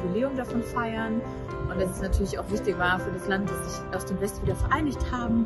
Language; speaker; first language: German; native; German